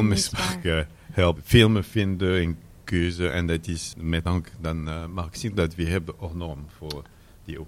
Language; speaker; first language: Dutch; non-native, learner; French